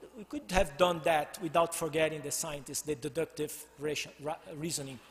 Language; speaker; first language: English; non-native, fluent; Portuguese